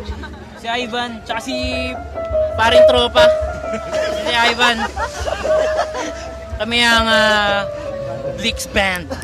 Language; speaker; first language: Filipino; native; Filipino